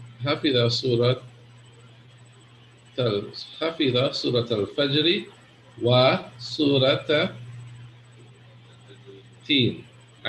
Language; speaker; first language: Arabic; non-native, fluent; English